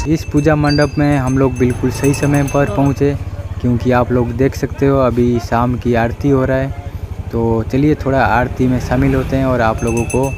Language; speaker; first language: Hindi; non-native, local second language; Odia